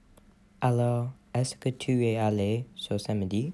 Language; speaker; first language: French; non-native, learner; English